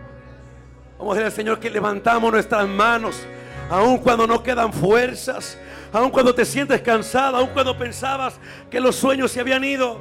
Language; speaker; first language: Spanish; native; Spanish